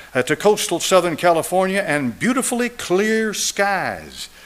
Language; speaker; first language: English; native; English